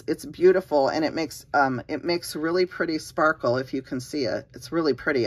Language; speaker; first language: English; native; English